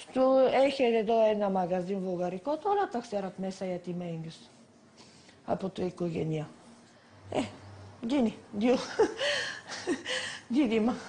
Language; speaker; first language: Greek; non-native, learner; Bulgarian